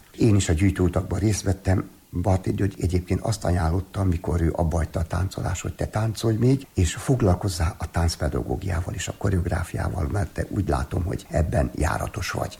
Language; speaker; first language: Hungarian; native; Hungarian